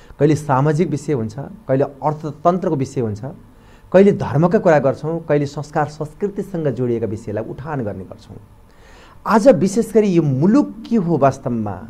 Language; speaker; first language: Nepali; native; Nepali